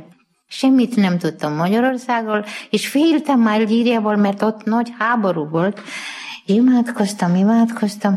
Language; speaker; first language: Hungarian; non-native, learner; Malayalam